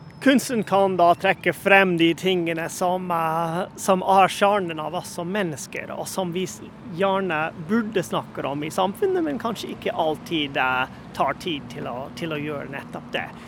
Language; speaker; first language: Norwegian; non-native, fluent; English